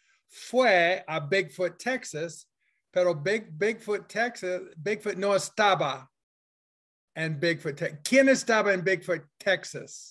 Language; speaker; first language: Spanish; non-native, fluent; English